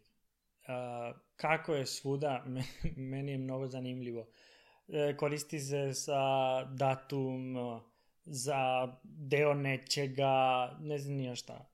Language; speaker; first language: Serbian; non-native, fluent; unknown